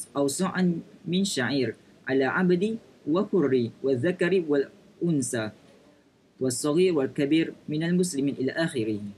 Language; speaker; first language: Arabic; non-native, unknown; Malay